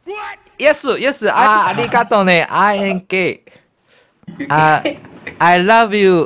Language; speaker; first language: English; non-native, learner; Chinese